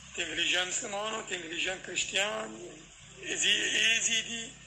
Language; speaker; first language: Portuguese; non-native, fluent; Arabic